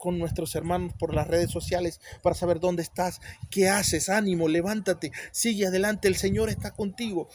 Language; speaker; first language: Spanish; native; Spanish